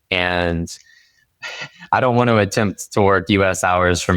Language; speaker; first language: English; native; English